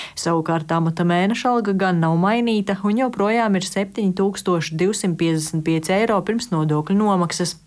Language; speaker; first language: Latvian; native; Latvian